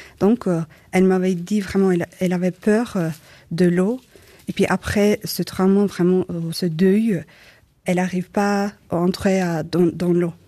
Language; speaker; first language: French; non-native, learner; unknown